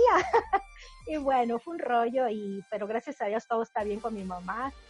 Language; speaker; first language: Spanish; native; Spanish